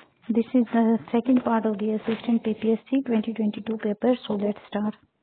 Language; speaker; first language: English; non-native, local second language; Urdu